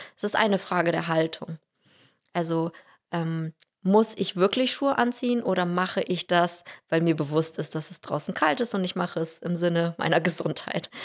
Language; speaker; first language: German; early bilingual, heritage; Russian